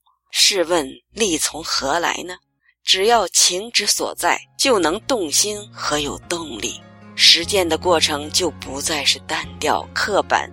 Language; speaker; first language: Chinese; native; Chinese